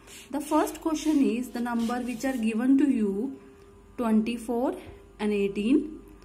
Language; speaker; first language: English; non-native, local second language; Hindi